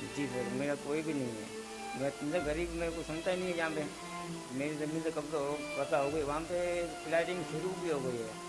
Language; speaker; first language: Urdu; non-native, local second language; Pashto